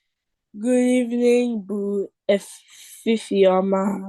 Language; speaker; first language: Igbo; non-native, learner; English